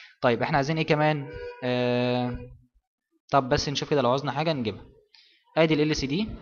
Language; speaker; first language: Arabic; native; Arabic